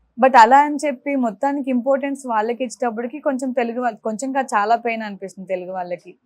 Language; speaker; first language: Telugu; native; Telugu